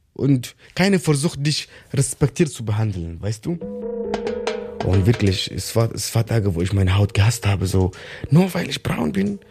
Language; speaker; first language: German; non-native, learner; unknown